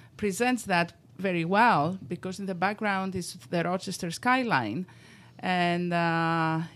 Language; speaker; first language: English; non-native, fluent; Greek